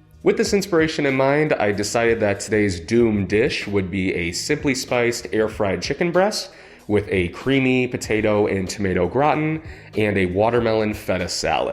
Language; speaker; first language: English; native; English